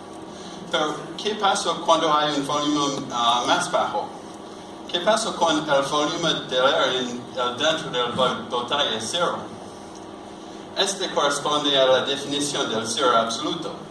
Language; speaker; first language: Spanish; non-native, learner; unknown